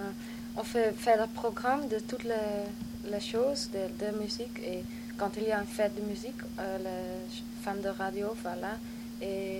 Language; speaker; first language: French; non-native, learner; Dutch